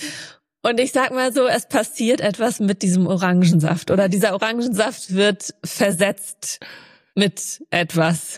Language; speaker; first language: German; native; German